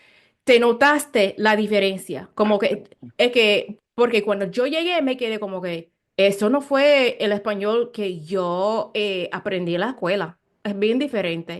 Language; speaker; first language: Spanish; non-native, learner; English